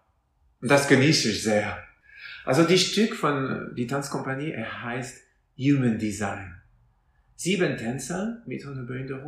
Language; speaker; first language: German; non-native, fluent; French